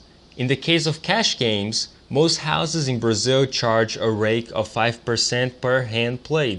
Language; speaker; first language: English; non-native, fluent; Portuguese